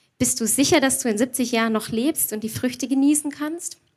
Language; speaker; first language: German; native; German